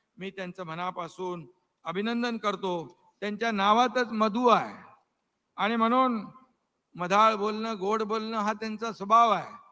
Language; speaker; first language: Marathi; native; Marathi